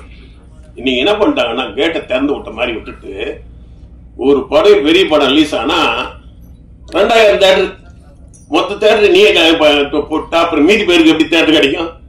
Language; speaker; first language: Tamil; native; Tamil